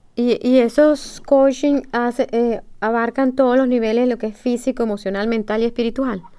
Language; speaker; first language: Spanish; native; Spanish